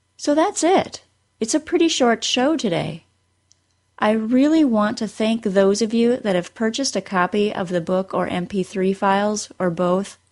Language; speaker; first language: English; native; English